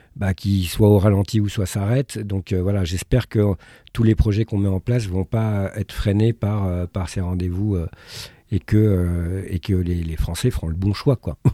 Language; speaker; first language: French; early bilingual, other home language; Arabic